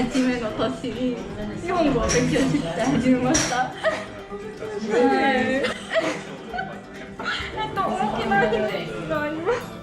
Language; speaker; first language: Japanese; non-native, learner; English